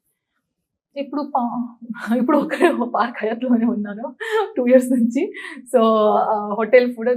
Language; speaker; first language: Telugu; non-native, local second language; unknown